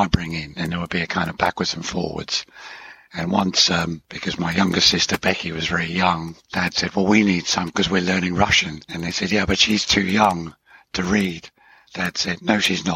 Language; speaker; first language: English; native; English